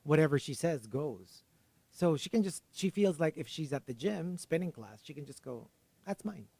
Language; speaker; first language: English; non-native, local second language; Filipino